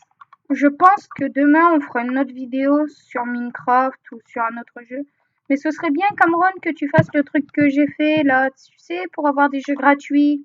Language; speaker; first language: French; native; French